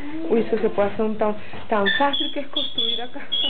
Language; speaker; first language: Spanish; native; Spanish